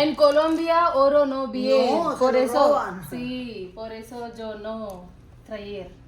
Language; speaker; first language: Spanish; non-native, learner; Telugu